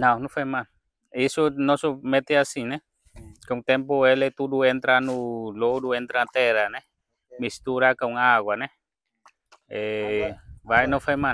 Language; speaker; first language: Portuguese; non-native, learner; Vietnamese